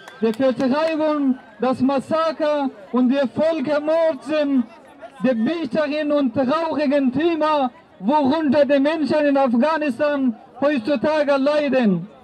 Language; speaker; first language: German; non-native, fluent; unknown